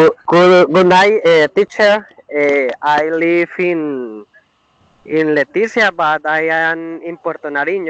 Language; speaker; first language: English; non-native, learner; Spanish